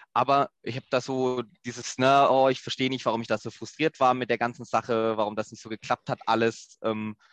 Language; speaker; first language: German; native; German